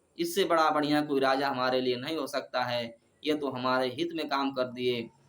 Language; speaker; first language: Hindi; native; Hindi